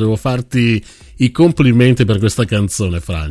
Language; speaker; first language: Italian; native; Italian